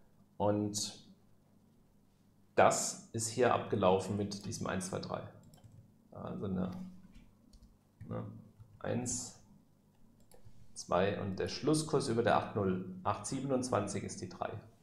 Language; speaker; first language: German; native; German